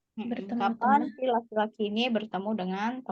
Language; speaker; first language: Indonesian; native; Indonesian